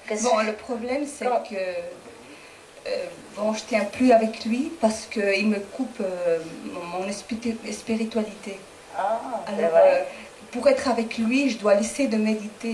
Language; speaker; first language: French; non-native, fluent; Spanish